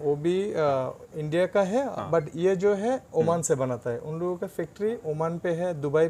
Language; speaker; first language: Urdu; non-native, fluent; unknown